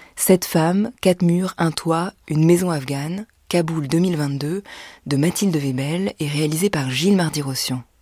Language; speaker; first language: French; native; French